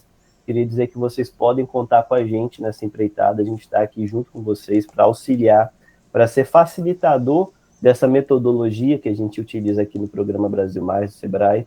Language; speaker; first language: Portuguese; native; Portuguese